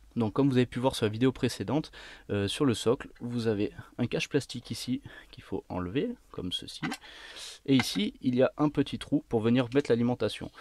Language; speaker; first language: French; native; French